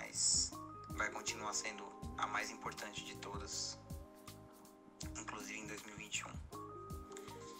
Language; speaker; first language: Portuguese; native; Portuguese